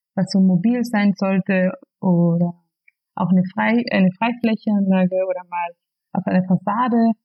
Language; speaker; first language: German; non-native, fluent; Spanish